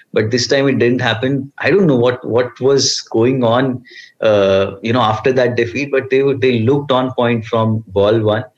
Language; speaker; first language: English; non-native, local second language; Hindi